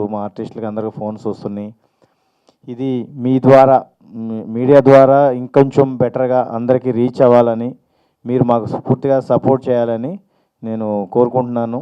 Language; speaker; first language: Telugu; native; Telugu